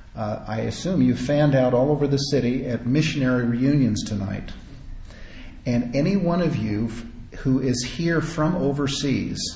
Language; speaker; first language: English; native; English